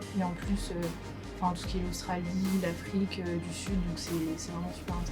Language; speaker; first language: French; native; French